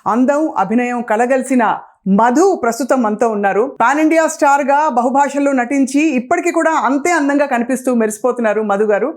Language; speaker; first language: Telugu; native; Telugu